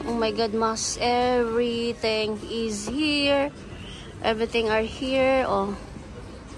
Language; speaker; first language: English; non-native, local second language; Filipino